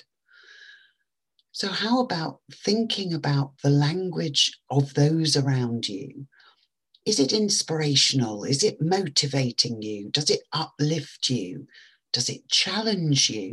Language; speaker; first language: English; native; English